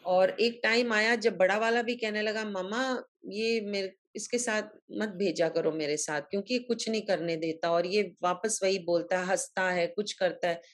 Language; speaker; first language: Hindi; native; Hindi